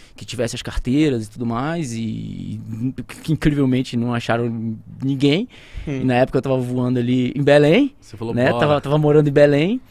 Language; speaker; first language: Portuguese; native; Portuguese